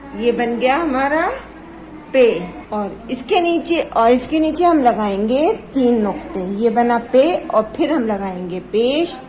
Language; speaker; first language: Hindi; native; Hindi